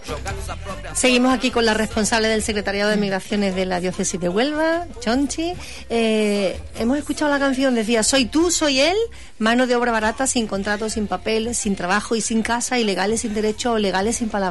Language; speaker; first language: Spanish; native; Spanish